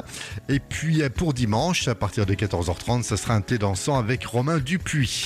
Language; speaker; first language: French; native; French